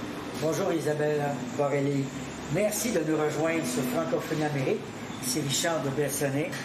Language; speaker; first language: French; native; French